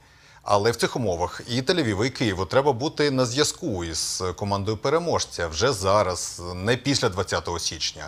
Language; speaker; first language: Ukrainian; native; Ukrainian